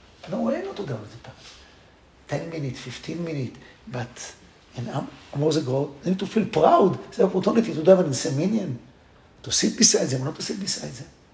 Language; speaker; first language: English; non-native, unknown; Hebrew